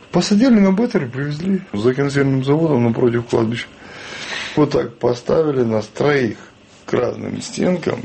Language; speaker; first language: Russian; non-native, local second language; Chechen